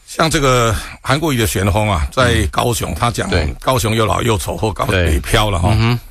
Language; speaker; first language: Chinese; native; Chinese